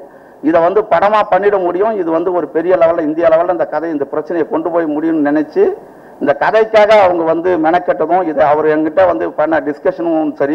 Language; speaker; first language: Tamil; native; Tamil